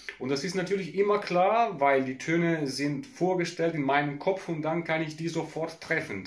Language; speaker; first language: German; non-native, fluent; Italian